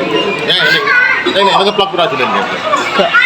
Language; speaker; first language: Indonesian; non-native, local second language; Javanese